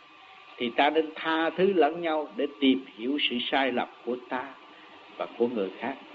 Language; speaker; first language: Vietnamese; native; Vietnamese